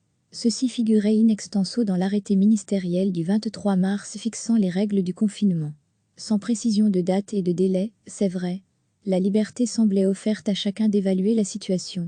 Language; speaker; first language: French; native; French